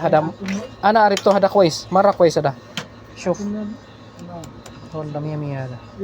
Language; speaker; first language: Arabic; non-native, learner; Bangla